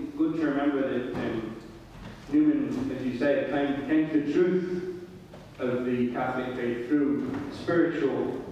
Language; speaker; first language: English; non-native, fluent; Italian